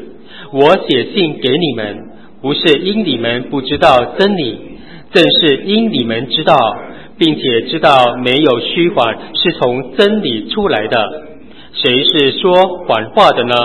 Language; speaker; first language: Chinese; native; Chinese